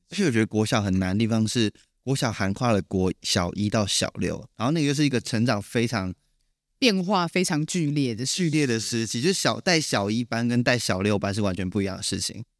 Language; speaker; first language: Chinese; native; Chinese